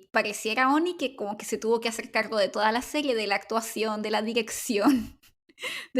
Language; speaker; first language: Spanish; native; Spanish